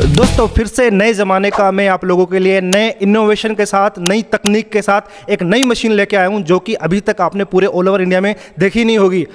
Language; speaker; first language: Hindi; native; Hindi